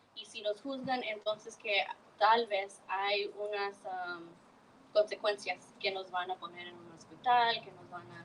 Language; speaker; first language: Spanish; early bilingual, heritage; Spanish